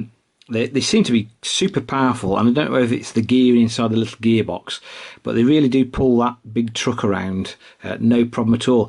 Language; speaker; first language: English; native; English